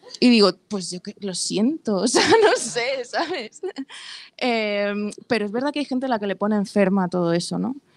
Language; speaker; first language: Spanish; native; Spanish